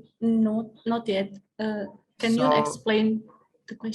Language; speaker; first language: English; non-native, learner; Indonesian